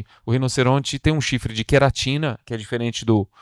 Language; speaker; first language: Portuguese; native; Portuguese